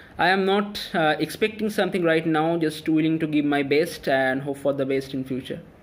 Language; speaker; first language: English; non-native, local second language; Bangla